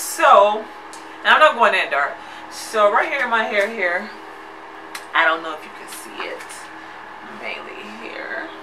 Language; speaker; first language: English; native; English